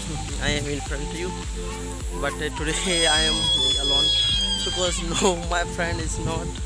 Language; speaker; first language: English; non-native, local second language; Hindi